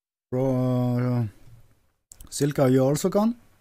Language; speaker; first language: English; non-native, fluent; German